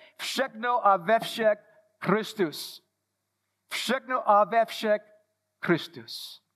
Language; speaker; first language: Czech; non-native, fluent; English